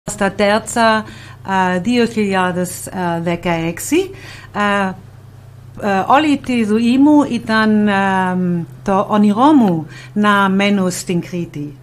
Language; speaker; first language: Greek; non-native, learner; German